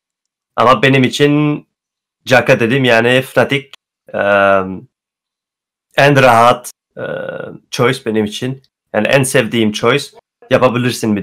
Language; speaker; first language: Turkish; early bilingual, heritage; Turkish